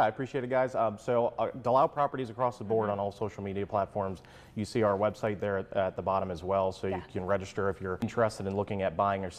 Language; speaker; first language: English; native; English